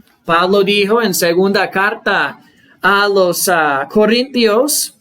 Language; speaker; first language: Spanish; non-native, fluent; English